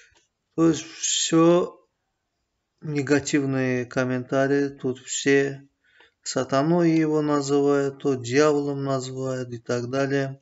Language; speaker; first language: Russian; non-native, fluent; Azerbaijani